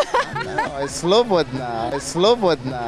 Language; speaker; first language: Portuguese; non-native, learner; Croatian